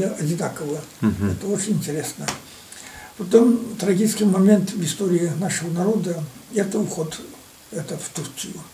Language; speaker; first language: Russian; non-native, local second language; Chuvash